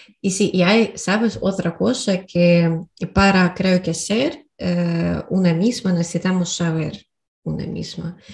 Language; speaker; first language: Spanish; non-native, learner; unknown